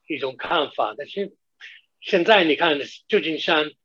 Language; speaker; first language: Chinese; non-native, fluent; English